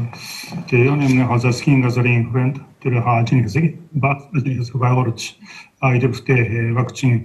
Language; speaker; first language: Mongolian; non-native, fluent; Japanese